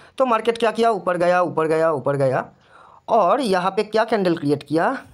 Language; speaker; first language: Hindi; non-native, local second language; Bangla